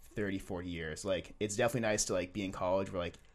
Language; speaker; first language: English; native; English